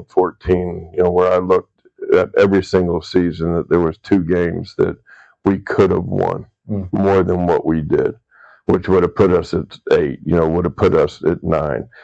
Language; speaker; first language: English; native; English